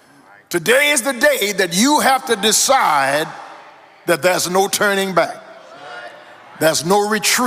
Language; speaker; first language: English; native; English